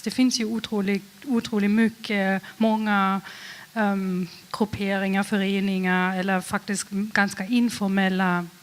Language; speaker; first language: Swedish; non-native, fluent; German